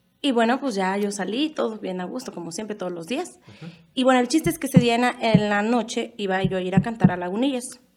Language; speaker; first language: Spanish; native; Spanish